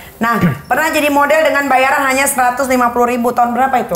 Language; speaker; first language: Indonesian; native; Indonesian